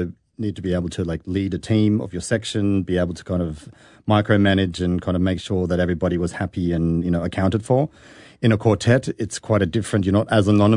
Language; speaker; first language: English; native; English